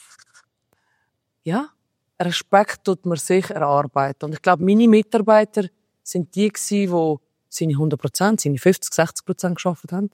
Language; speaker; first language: German; early bilingual, other home language; Albanian